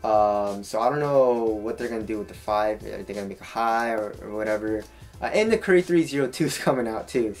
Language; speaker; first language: English; native; English